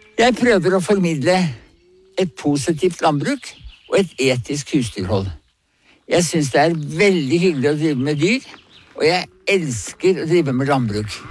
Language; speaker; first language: Norwegian; native; Norwegian